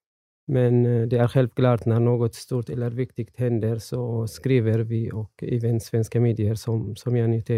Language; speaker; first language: Swedish; non-native, fluent; Arabic